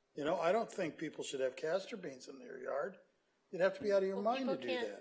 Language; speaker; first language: English; native; English